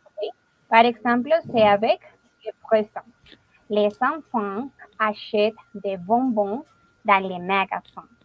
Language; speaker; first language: French; non-native, learner; Spanish